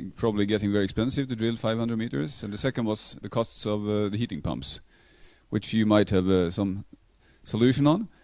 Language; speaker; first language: English; non-native, fluent; Norwegian